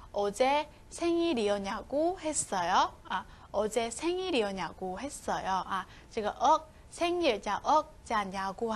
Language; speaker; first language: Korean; non-native, fluent; Chinese